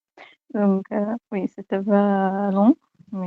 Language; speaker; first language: French; non-native, fluent; Arabic